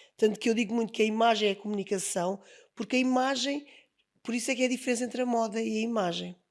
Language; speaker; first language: Portuguese; native; Portuguese